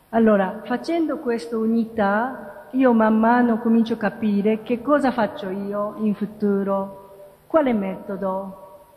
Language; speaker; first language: Italian; non-native, learner; Japanese